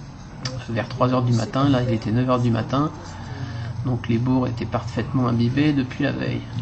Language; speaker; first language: French; native; French